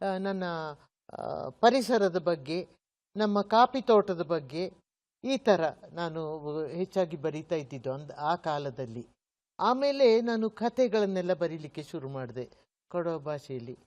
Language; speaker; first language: Kannada; non-native, local second language; Kodava